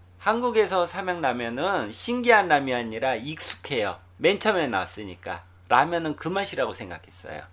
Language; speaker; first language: Korean; native; Korean